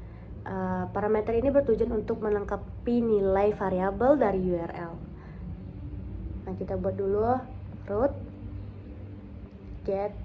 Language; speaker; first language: Indonesian; native; Indonesian